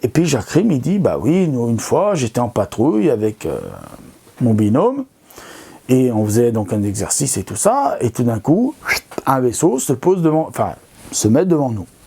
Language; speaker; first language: French; native; French